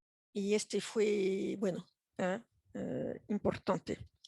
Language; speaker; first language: Spanish; non-native, fluent; French